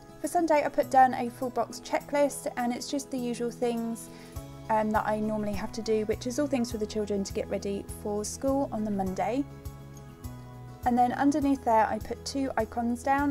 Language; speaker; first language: English; native; English